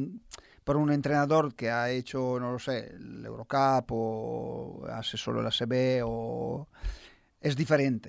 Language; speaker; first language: Spanish; non-native, fluent; Italian